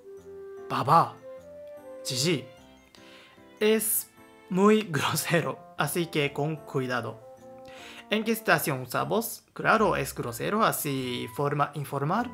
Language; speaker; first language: Spanish; non-native, learner; Japanese